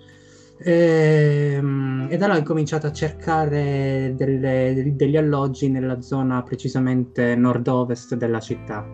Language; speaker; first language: Italian; native; Italian